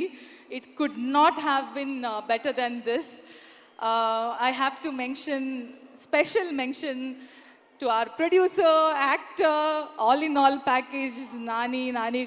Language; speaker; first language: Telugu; non-native, learner; Kannada